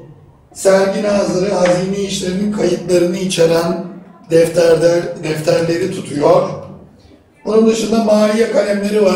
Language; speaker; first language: Turkish; native; Turkish